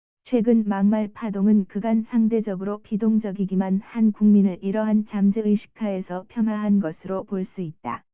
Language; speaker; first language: Korean; native; Korean